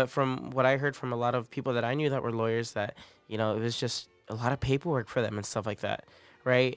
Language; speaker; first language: English; native; English